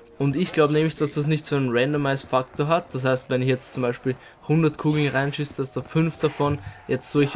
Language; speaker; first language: German; native; German